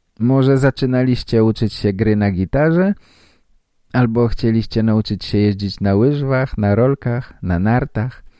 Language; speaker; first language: Polish; native; Polish